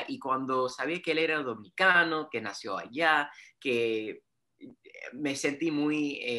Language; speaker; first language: Spanish; early bilingual, heritage; Spanish